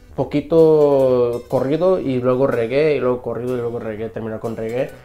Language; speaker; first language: Spanish; early bilingual, heritage; Spanish